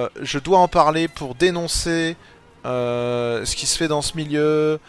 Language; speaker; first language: French; native; French